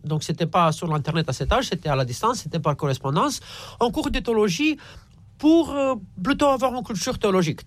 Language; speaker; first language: French; non-native, fluent; Romanian